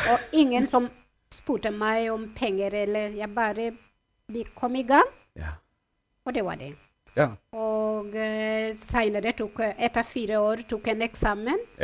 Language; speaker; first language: Norwegian; non-native, fluent; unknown